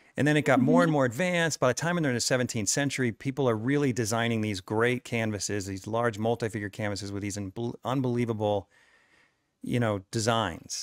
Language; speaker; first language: English; native; English